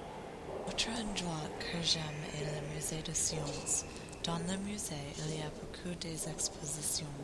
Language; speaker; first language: French; non-native, learner; English